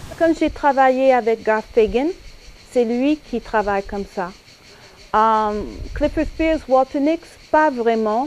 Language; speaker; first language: French; non-native, fluent; English